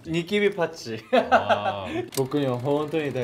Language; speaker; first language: Japanese; non-native, fluent; Korean